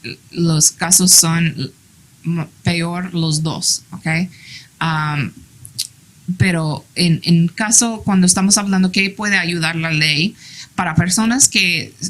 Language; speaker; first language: Spanish; early bilingual, heritage; English